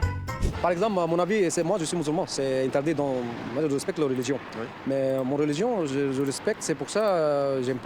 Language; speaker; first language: French; non-native, learner; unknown